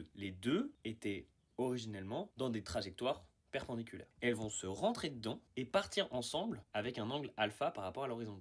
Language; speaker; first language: French; native; French